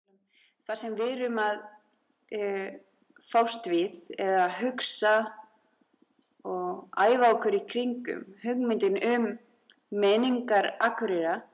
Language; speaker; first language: Icelandic; non-native, fluent; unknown